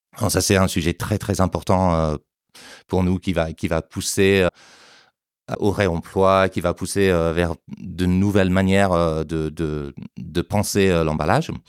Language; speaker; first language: French; non-native, fluent; English